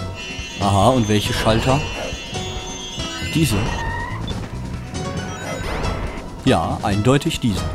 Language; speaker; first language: German; native; German